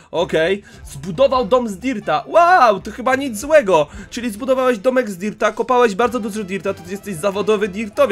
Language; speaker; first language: Polish; native; Polish